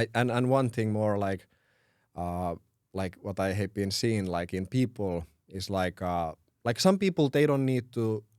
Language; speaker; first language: English; non-native, fluent; Finnish